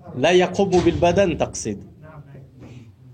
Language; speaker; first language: Arabic; non-native, fluent; French